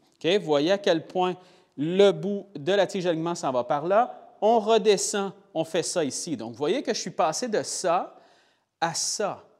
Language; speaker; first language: French; native; French